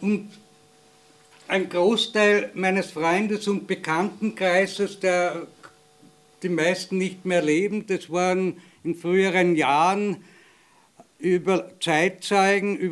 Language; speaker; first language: German; native; German